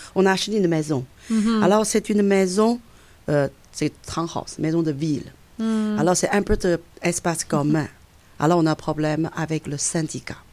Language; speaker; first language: French; non-native, fluent; Chinese